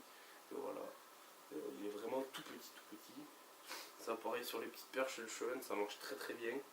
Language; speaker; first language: French; native; French